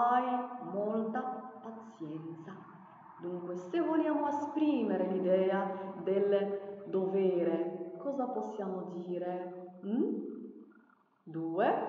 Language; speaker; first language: Italian; non-native, fluent; Arabic